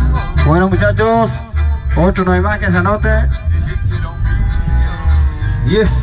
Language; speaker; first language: Spanish; native; Spanish